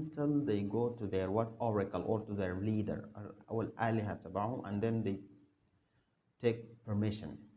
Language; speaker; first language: English; non-native, fluent; Arabic